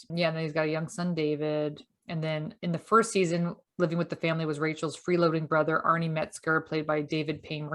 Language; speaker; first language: English; native; English